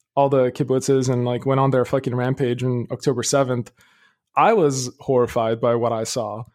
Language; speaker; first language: English; early bilingual, other home language; Arabic